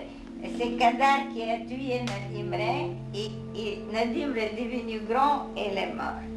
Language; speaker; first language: French; non-native, fluent; Hungarian